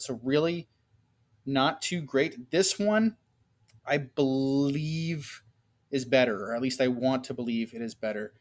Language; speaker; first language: English; native; English